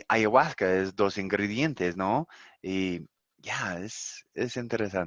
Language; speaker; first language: Spanish; non-native, fluent; English